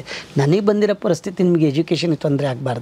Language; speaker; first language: Kannada; native; Kannada